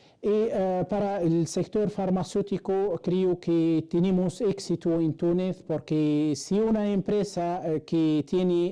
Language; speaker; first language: Spanish; non-native, fluent; Arabic